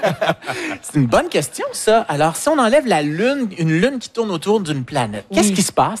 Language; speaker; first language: French; native; French